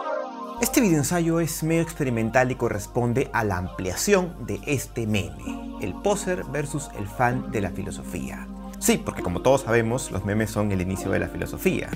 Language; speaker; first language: Spanish; native; Spanish